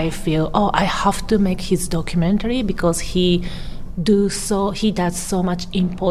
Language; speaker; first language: English; non-native, learner; Japanese